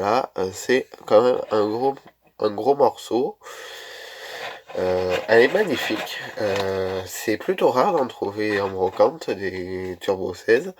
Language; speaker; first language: French; native; French